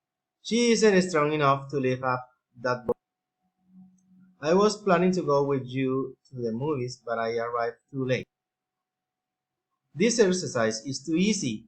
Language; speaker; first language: English; non-native, fluent; Spanish